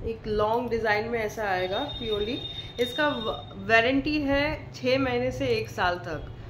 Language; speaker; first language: Hindi; non-native, local second language; Bangla